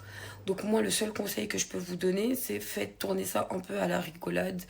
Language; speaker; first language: French; native; French